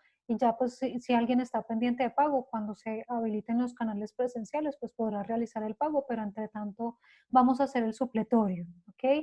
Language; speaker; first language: Spanish; native; Spanish